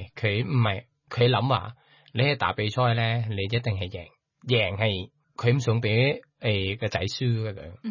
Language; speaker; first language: Cantonese; non-native, fluent; Thai